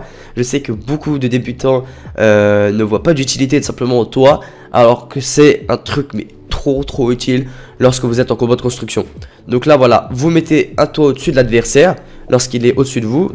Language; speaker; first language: French; native; French